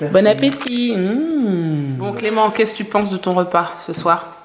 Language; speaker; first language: French; native; French